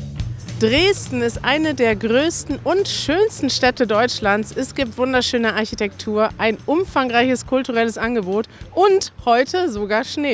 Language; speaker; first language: German; native; German